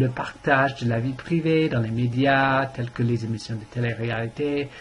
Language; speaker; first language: French; non-native, fluent; English